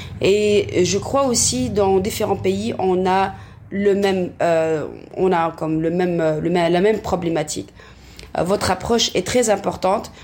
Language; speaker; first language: French; non-native, local second language; Arabic